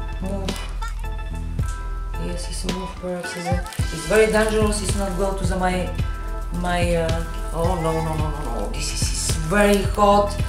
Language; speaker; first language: English; non-native, learner; Bulgarian